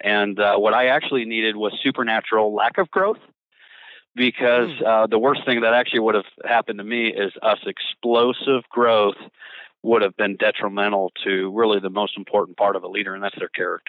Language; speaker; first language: English; native; English